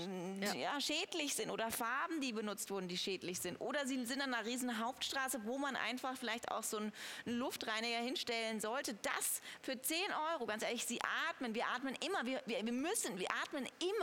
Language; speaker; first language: German; native; German